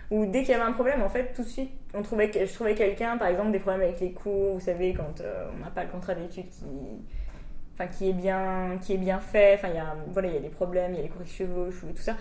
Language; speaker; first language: French; native; French